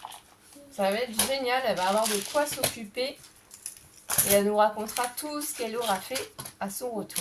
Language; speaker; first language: French; native; French